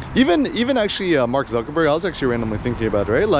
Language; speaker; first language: English; early bilingual, other home language; Korean